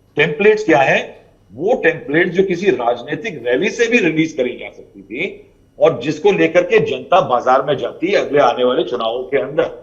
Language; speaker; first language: Hindi; native; Hindi